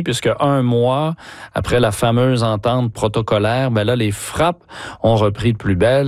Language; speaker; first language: French; native; French